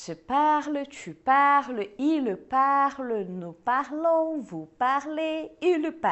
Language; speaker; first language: French; non-native, fluent; Portuguese